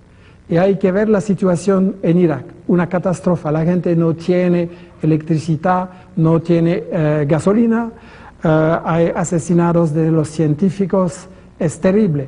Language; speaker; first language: Spanish; non-native, fluent; French